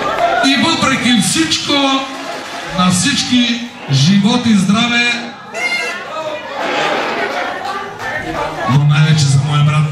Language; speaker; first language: Bulgarian; non-native, local second language; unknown